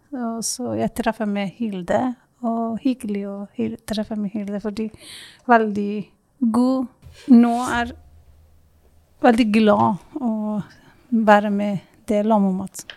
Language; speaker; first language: Norwegian; non-native, learner; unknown